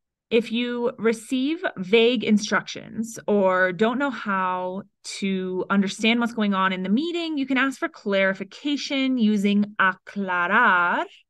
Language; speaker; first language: English; native; English